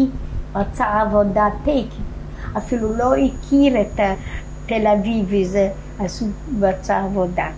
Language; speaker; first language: Hebrew; non-native, fluent; Polish